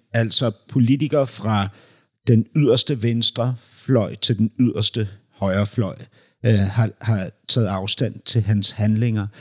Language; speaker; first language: Danish; native; Danish